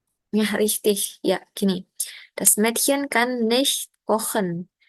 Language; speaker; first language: German; non-native, learner; Indonesian